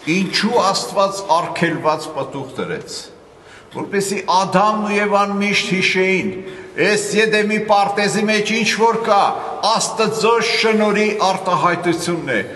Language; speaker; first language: Armenian; native; Armenian